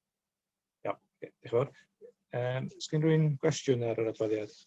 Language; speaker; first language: Welsh; native; Welsh